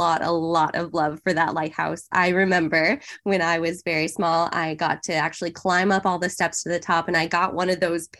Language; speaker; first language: English; native; English